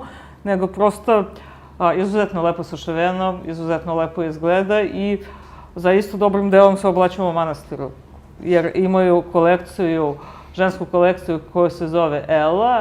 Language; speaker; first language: Bosnian; native; Bosnian